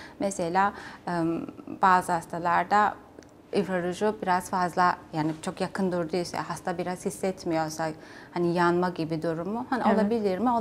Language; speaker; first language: Turkish; non-native, fluent; Mongolian